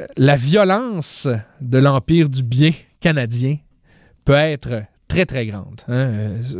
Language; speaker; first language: French; native; French